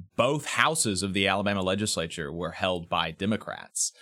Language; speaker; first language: English; native; English